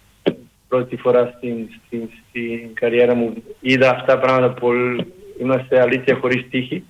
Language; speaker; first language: Greek; non-native, learner; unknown